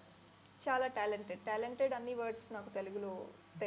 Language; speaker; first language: Telugu; non-native, learner; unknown